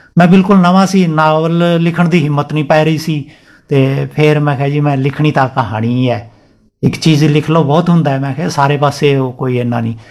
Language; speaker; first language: Punjabi; non-native, local second language; Rajasthani